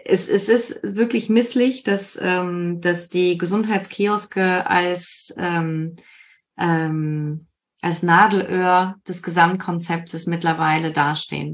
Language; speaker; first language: German; native; German